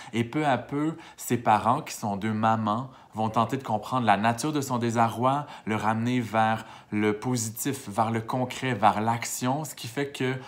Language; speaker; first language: French; native; French